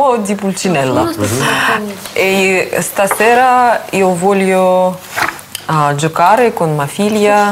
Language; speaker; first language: Italian; non-native, learner; Russian